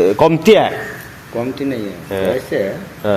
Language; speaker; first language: Hindi; non-native, local second language; Bangla